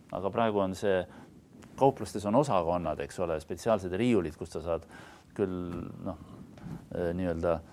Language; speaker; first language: Estonian; native; Estonian